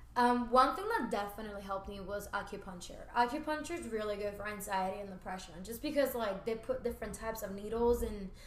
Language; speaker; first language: English; early bilingual, other home language; Spanish